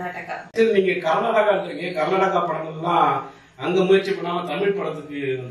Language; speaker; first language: Tamil; native; Tamil